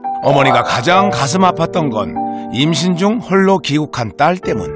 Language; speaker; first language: Korean; native; Korean